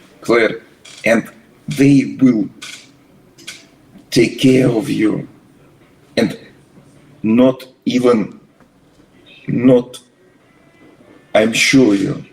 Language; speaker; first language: English; non-native, learner; Russian